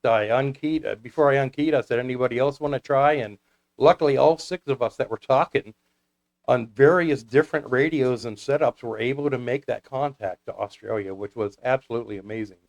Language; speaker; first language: English; native; English